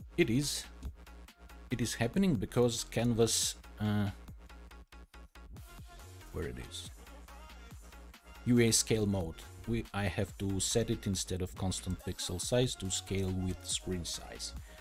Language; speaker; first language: English; non-native, fluent; Russian